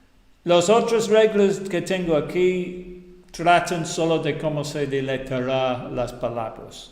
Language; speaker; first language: Spanish; non-native, fluent; English